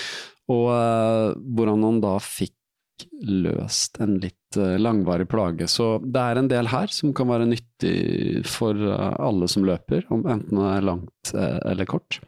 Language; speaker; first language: Norwegian; native; Norwegian